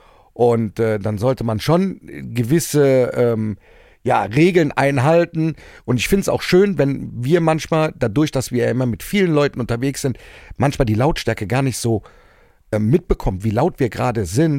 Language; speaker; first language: German; native; German